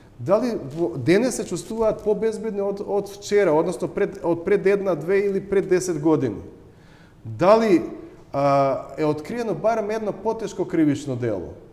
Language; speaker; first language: Macedonian; native; Macedonian